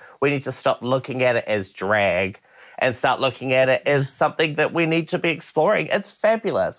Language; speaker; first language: English; native; English